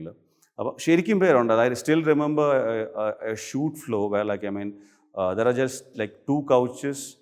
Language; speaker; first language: English; non-native, local second language; Malayalam